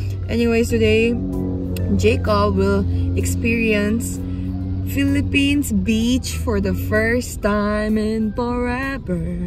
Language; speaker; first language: English; non-native, local second language; Korean